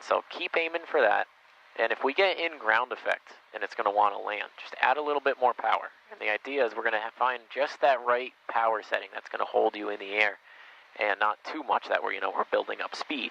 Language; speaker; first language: English; native; English